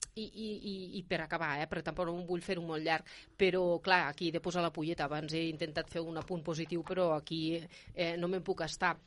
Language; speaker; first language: Catalan; native; Catalan